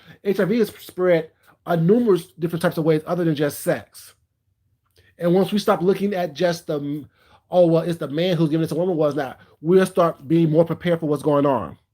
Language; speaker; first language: English; native; English